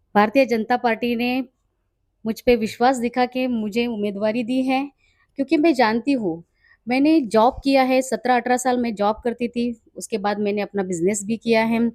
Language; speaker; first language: Hindi; non-native, local second language; Marathi